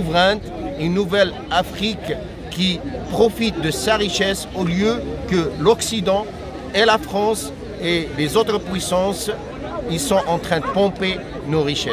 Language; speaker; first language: French; non-native, local second language; Arabic